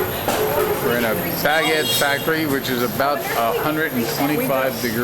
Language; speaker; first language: English; native; English